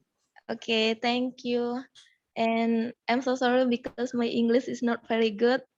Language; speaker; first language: English; non-native, learner; Indonesian